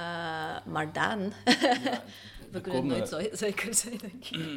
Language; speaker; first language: Dutch; non-native, fluent; Polish